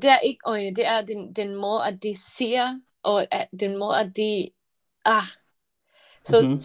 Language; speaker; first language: Danish; non-native, learner; Spanish